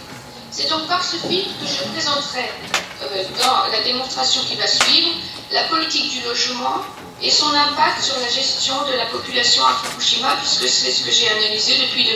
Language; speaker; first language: French; native; French